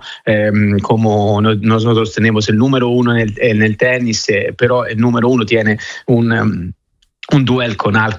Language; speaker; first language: Spanish; non-native, fluent; Italian